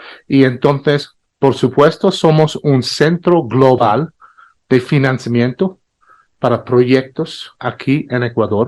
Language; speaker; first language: Spanish; non-native, fluent; English